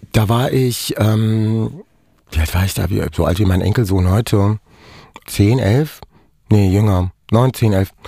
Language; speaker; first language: German; non-native, local second language; Romany